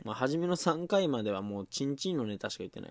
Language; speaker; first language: Japanese; native; Japanese